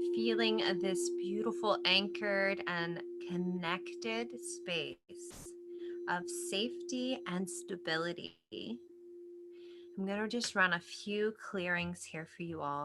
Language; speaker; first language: English; native; English